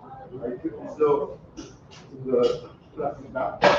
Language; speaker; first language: English; non-native, learner; French